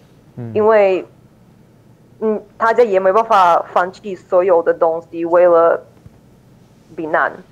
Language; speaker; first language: Chinese; non-native, fluent; Ukrainian